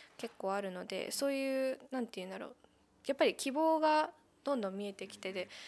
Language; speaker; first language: Japanese; native; Japanese